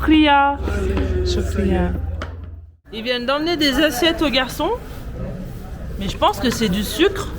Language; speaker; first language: French; native; French